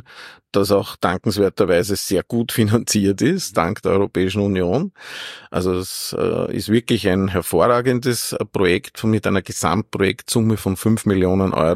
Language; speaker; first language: German; native; German